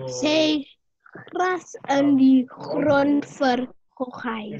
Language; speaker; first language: Afrikaans; non-native, local second language; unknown